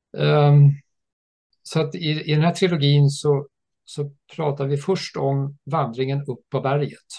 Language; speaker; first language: Swedish; early bilingual, other home language; English